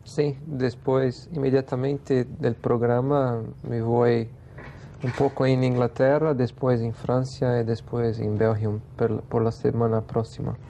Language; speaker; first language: Spanish; non-native, learner; Portuguese